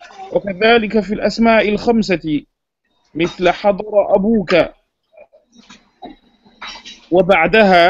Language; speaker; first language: Arabic; non-native, fluent; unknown